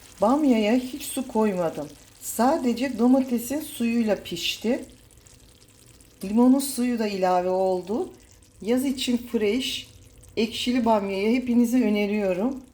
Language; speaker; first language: Turkish; native; Turkish